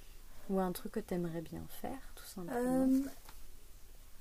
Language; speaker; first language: French; native; French